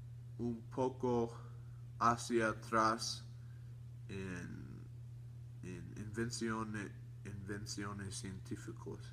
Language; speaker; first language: Spanish; non-native, learner; English